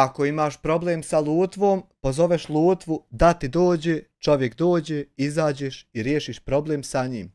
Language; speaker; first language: Bosnian; native; Bosnian